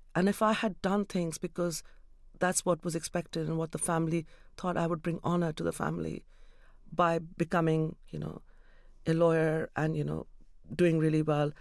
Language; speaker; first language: English; non-native, local second language; Urdu